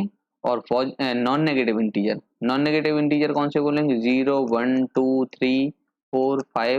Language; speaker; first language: Hindi; native; Hindi